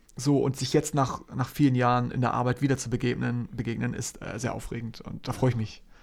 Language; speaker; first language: German; early bilingual, other home language; Polish